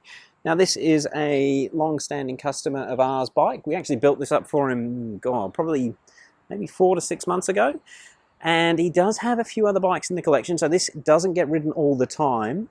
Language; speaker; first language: English; native; English